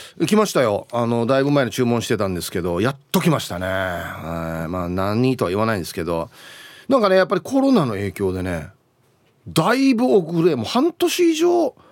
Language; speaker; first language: Japanese; native; Japanese